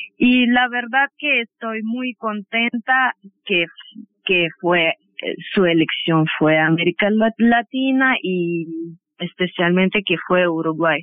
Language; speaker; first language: Spanish; non-native, fluent; Armenian